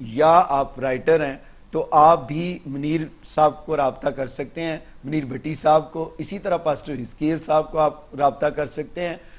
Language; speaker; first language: Urdu; non-native, local second language; Punjabi